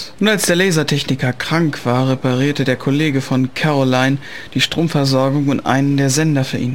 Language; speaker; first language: German; native; German